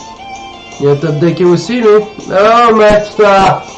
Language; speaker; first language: French; native; French